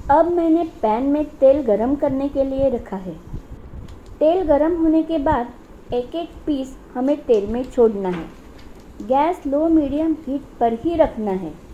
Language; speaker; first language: Hindi; non-native, local second language; Marathi